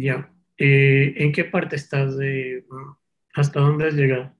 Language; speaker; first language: Spanish; native; Spanish